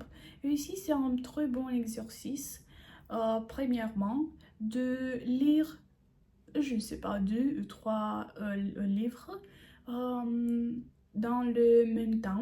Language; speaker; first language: French; non-native, learner; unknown